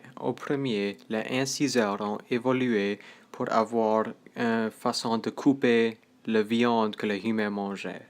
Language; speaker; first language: French; non-native, local second language; English